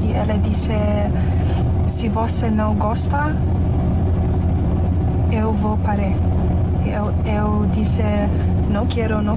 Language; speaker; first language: Portuguese; non-native, learner; English